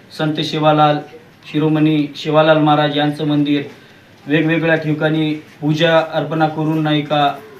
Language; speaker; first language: Marathi; non-native, local second language; Lambadi